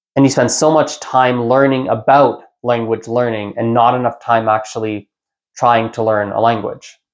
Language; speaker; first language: English; native; English